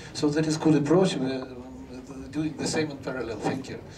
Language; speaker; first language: English; non-native, fluent; Russian